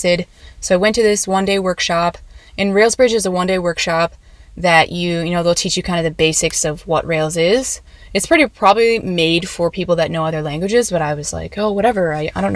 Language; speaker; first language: English; native; English